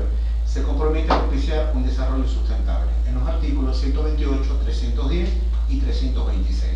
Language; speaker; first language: Spanish; native; Spanish